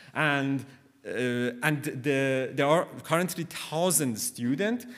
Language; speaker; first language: English; non-native, fluent; Persian